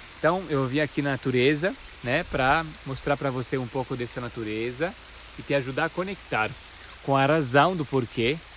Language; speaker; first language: Portuguese; non-native, fluent; Italian